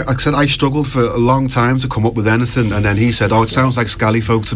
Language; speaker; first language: English; native; English